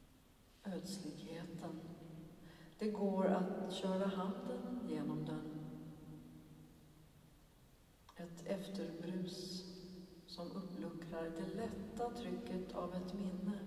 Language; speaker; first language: Swedish; native; Swedish